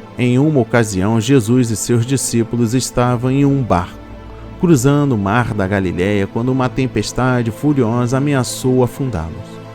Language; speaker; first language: Portuguese; native; Portuguese